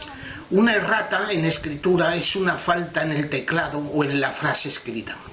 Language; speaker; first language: Spanish; native; Spanish